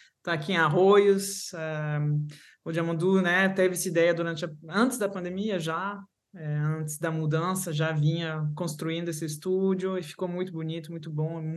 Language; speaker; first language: Portuguese; non-native, fluent; French